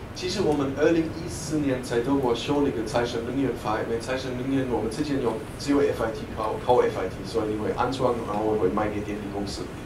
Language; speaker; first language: Chinese; non-native, fluent; German